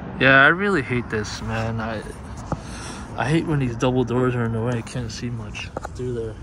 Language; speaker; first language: English; native; English